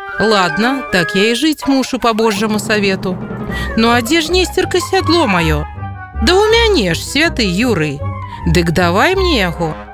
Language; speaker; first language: Belarusian; native; Belarusian